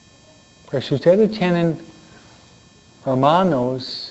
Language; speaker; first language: Spanish; non-native, fluent; English